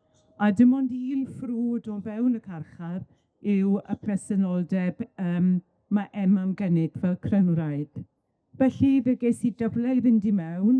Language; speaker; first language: Welsh; native; Welsh